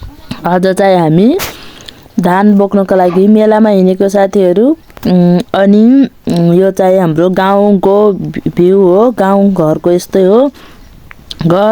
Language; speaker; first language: Nepali; non-native, local second language; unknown